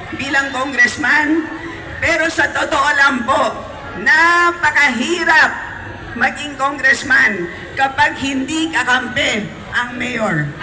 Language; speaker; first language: Filipino; native; Filipino